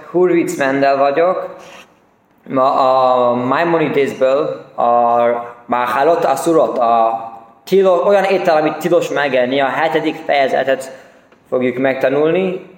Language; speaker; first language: Hungarian; early bilingual, heritage; Hungarian